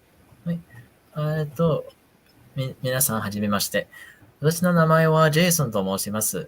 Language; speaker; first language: Japanese; non-native, fluent; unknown